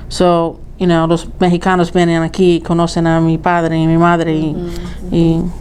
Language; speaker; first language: Spanish; early bilingual, heritage; Spanish